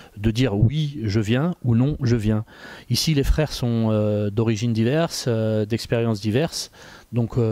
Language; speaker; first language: French; native; French